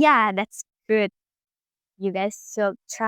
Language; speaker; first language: English; non-native, learner; Indonesian